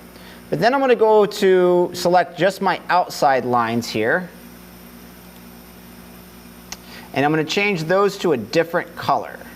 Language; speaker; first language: English; native; English